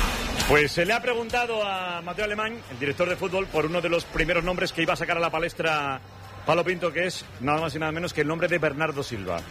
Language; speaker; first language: Spanish; native; Spanish